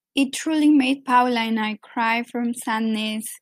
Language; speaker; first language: English; non-native, fluent; Spanish